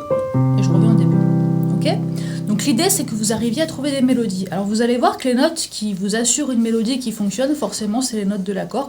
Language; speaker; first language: French; native; French